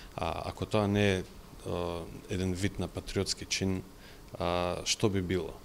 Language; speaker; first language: Macedonian; non-native, local second language; Albanian